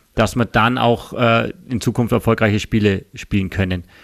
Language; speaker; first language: German; native; German